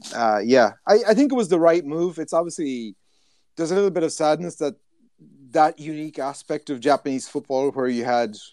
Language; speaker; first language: English; native; English